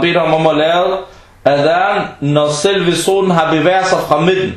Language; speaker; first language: Danish; non-native, local second language; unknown